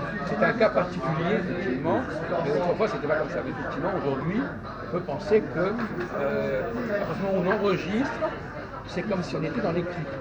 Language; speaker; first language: French; native; French